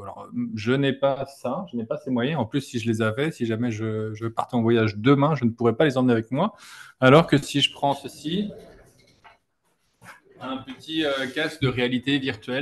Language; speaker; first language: French; native; French